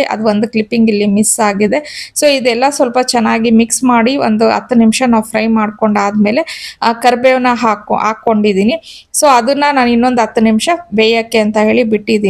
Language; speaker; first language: Kannada; native; Kannada